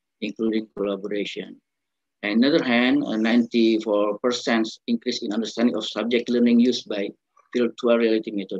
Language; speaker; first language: English; non-native, learner; Indonesian